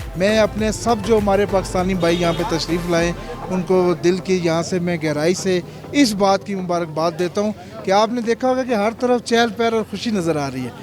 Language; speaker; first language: Urdu; non-native, local second language; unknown